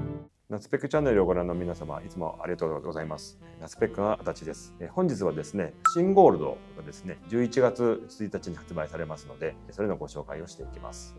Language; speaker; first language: Japanese; native; Japanese